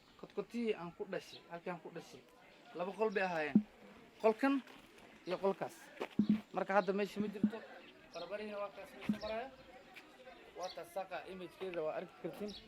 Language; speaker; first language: Somali; native; Somali